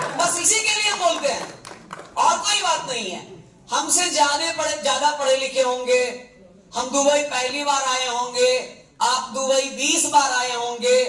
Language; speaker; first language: Hindi; native; Hindi